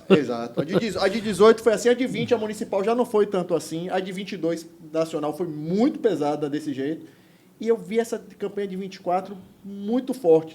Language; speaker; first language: Portuguese; native; Portuguese